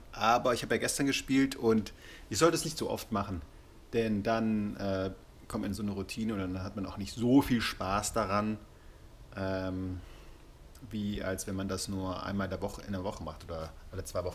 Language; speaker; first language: German; native; German